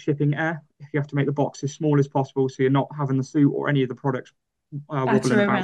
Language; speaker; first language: English; native; English